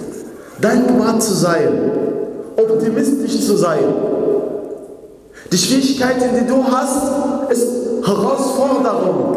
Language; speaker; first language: German; non-native, fluent; Arabic